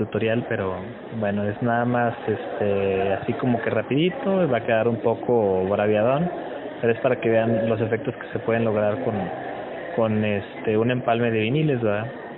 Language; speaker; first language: Spanish; native; Spanish